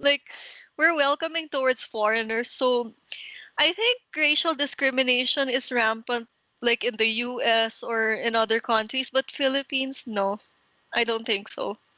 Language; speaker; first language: English; non-native, local second language; Filipino